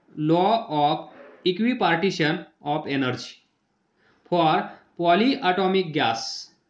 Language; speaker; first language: English; non-native, local second language; Marathi